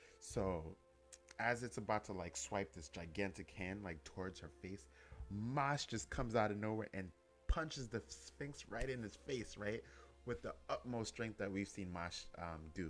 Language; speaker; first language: English; native; English